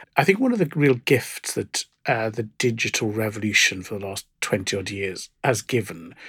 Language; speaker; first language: English; native; English